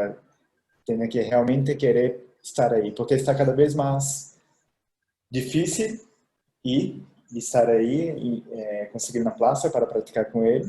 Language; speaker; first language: Spanish; non-native, fluent; Portuguese